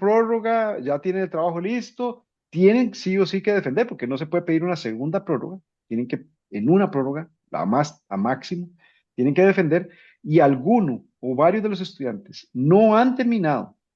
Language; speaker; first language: Spanish; native; Spanish